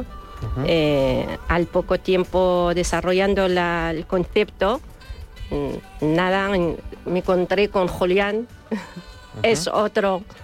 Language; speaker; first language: Spanish; non-native, fluent; German